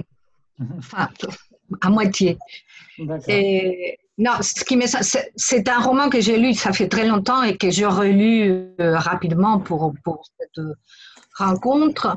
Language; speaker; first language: French; non-native, fluent; Spanish